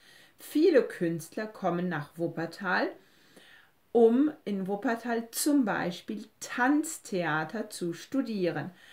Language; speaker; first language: German; non-native, fluent; French